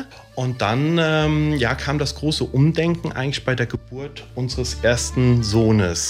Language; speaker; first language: German; early bilingual, other home language; Italian